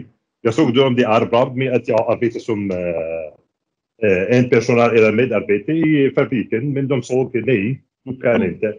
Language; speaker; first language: Swedish; non-native, fluent; Arabic